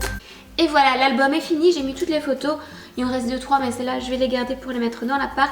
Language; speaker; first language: French; native; French